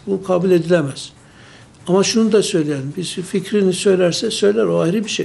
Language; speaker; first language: Turkish; native; Turkish